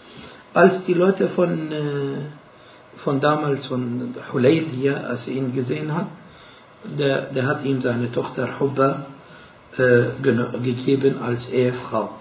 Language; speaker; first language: German; non-native, fluent; Arabic